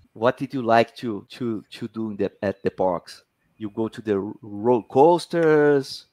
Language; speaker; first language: English; non-native, fluent; Portuguese